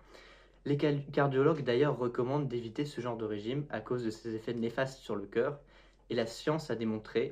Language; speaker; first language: French; native; French